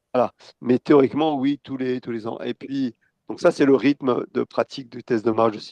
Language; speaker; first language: French; native; French